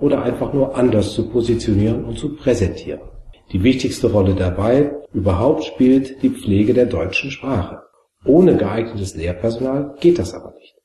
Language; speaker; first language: German; native; German